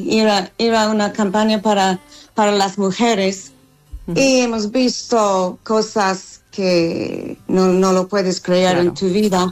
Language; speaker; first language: Spanish; non-native, fluent; English